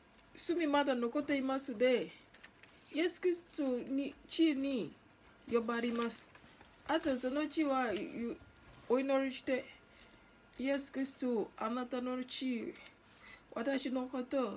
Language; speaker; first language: Japanese; non-native, learner; Ganda